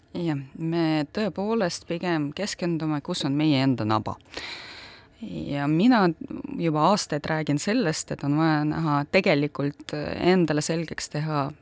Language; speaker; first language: Estonian; non-native, local second language; Russian